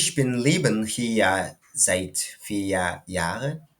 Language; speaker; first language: German; non-native, learner; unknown